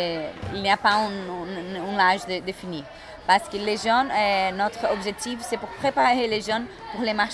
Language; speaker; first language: French; non-native, fluent; Portuguese